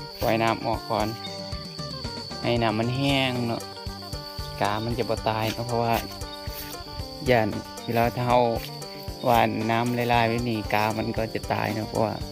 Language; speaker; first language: Thai; non-native, local second language; Northeastern Thai